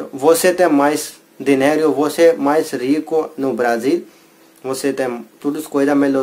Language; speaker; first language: Portuguese; non-native, learner; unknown